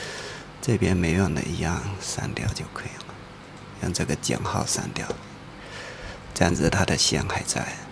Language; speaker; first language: Chinese; native; Chinese